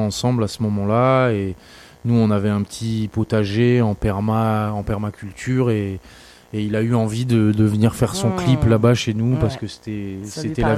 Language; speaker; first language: French; native; French